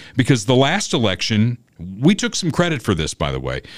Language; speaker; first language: English; native; English